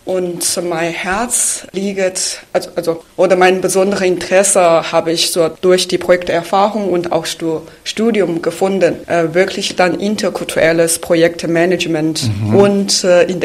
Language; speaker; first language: German; non-native, fluent; Chinese